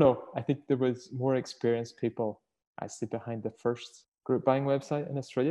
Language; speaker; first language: English; native; English